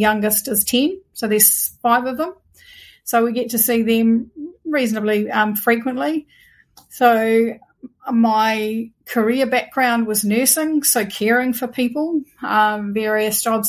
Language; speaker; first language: English; native; English